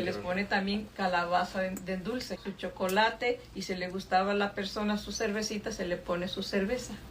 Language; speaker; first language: Spanish; native; Spanish